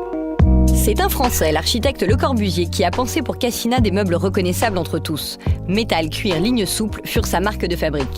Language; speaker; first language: French; native; French